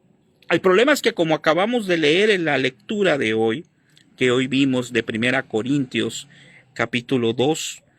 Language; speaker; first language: Spanish; native; Spanish